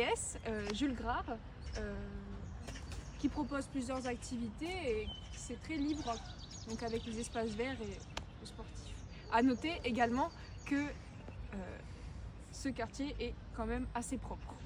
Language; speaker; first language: French; native; French